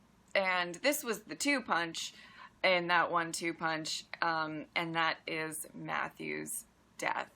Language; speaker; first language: English; native; English